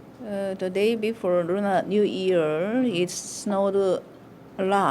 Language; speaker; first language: English; non-native, learner; Korean